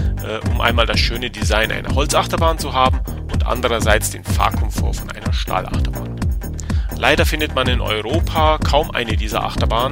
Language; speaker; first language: German; native; German